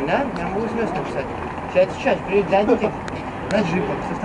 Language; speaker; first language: Russian; native; Russian